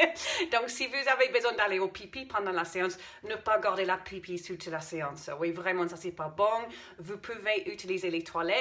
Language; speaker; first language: French; non-native, fluent; English